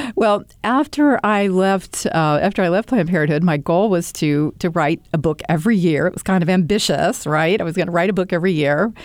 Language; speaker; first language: English; native; English